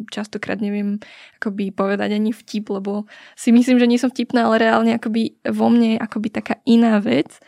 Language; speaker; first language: Slovak; early bilingual, other home language; Vietnamese